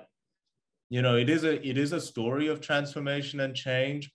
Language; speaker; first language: English; early bilingual, other home language; Korean